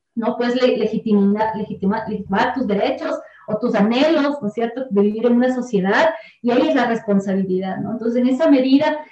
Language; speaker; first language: Spanish; native; Spanish